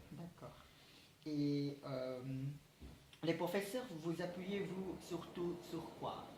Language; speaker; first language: French; non-native, learner; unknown